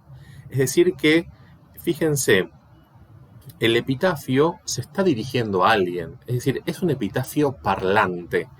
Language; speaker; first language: Spanish; native; Spanish